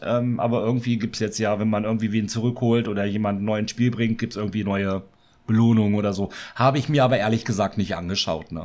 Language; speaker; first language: German; native; German